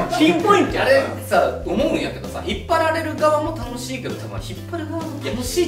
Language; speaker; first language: Japanese; native; Japanese